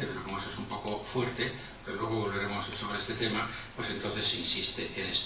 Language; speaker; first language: Spanish; native; Spanish